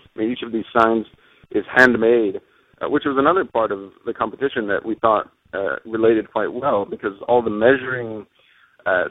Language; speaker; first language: English; native; English